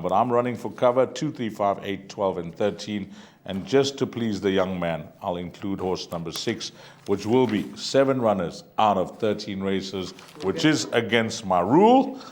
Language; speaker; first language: English; native; English